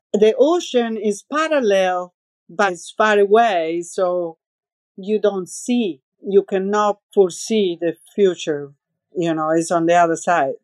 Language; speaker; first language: English; non-native, fluent; Italian